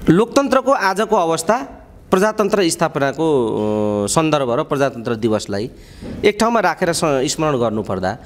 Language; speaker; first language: Nepali; native; Nepali